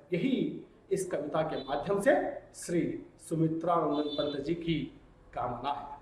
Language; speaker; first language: Hindi; non-native, local second language; Telugu